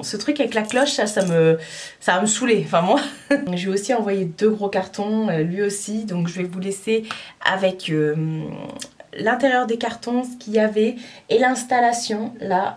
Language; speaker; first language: French; native; French